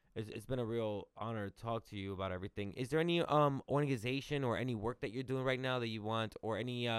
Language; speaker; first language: English; early bilingual, other home language; Spanish